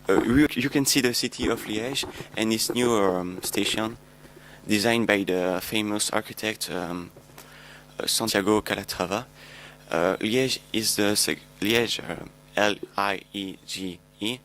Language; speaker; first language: English; non-native, learner; French